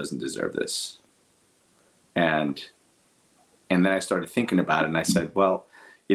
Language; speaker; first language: English; early bilingual, other home language; Portuguese